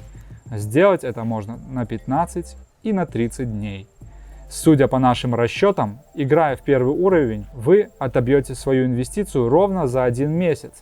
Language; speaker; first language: Russian; native; Russian